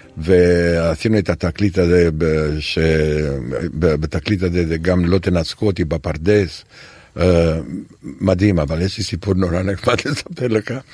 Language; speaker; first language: Hebrew; non-native, fluent; Romanian